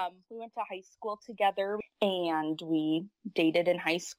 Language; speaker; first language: English; native; English